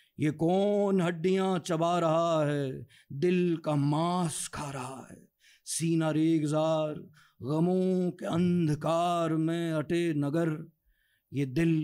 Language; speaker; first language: Urdu; native; Urdu